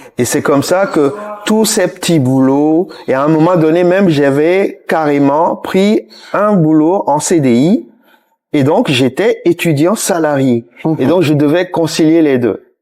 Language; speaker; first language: French; non-native, local second language; Ewe